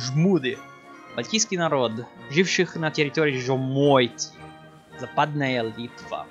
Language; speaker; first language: Russian; non-native, learner; English